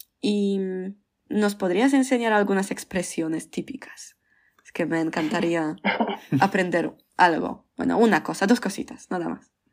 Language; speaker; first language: Spanish; non-native, fluent; Polish